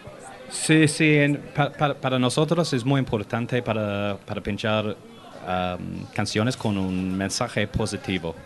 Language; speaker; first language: Spanish; non-native, learner; English